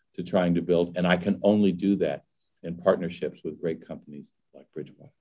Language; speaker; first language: English; native; English